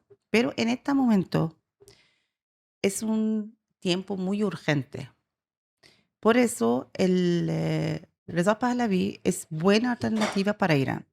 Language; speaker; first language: Spanish; non-native, learner; Persian